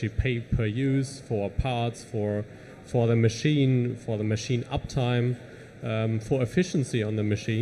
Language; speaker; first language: English; non-native, fluent; German